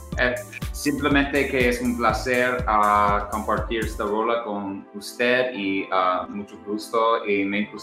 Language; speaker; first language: Spanish; non-native, learner; English